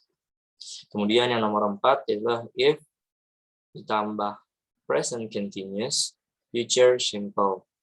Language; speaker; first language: Indonesian; native; Indonesian